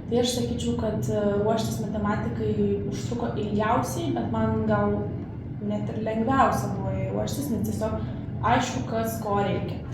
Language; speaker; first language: Lithuanian; native; Lithuanian